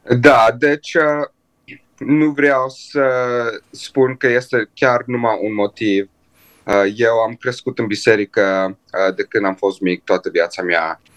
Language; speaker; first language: Romanian; early bilingual, heritage; Romanian